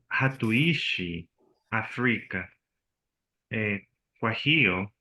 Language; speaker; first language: Swahili; non-native, learner; Spanish